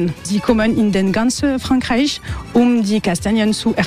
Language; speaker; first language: German; non-native, learner; French